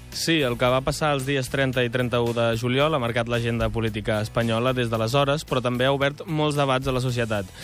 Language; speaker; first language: Catalan; native; Catalan